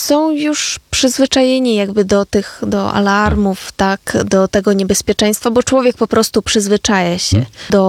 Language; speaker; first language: Polish; non-native, fluent; Ukrainian